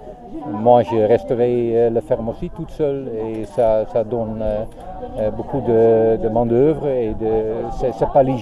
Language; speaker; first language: French; non-native, learner; Dutch